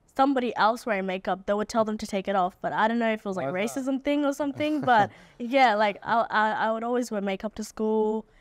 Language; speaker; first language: English; native; English